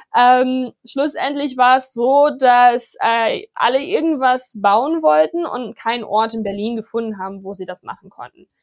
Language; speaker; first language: German; non-native, fluent; English